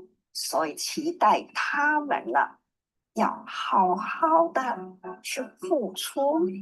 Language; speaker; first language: Chinese; native; Chinese